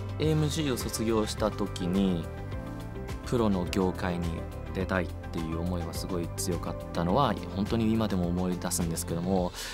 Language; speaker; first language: Japanese; early bilingual, heritage; Japanese